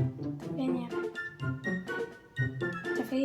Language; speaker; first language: Arabic; native; Arabic